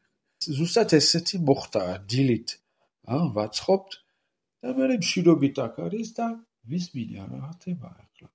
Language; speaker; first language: Georgian; non-native, learner; French